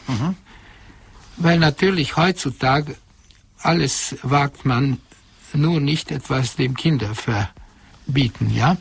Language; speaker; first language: German; non-native, fluent; Hungarian